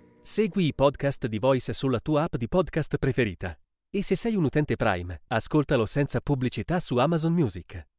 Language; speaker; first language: Italian; native; Italian